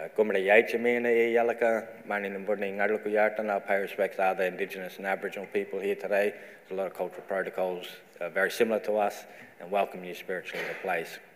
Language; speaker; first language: English; native; English